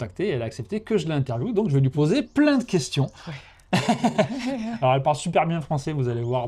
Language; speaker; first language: French; native; French